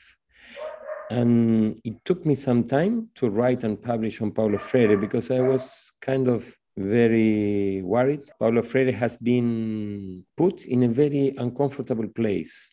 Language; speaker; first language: English; non-native, fluent; Spanish